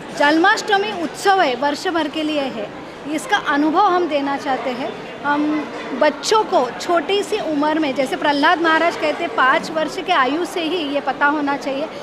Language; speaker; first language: Hindi; non-native, local second language; Marathi